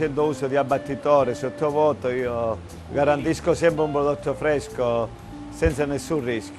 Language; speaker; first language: Italian; native; Italian